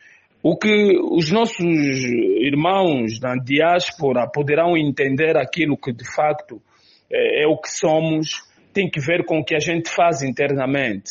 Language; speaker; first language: Portuguese; native; Portuguese